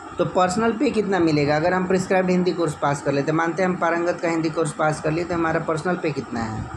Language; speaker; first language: Hindi; native; Hindi